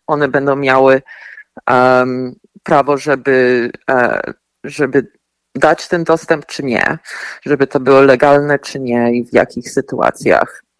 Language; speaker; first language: Polish; early bilingual, heritage; Polish